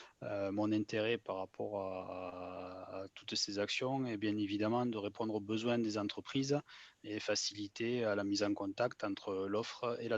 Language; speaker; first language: French; native; French